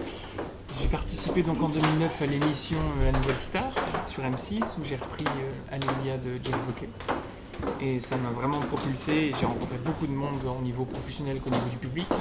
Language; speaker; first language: French; native; French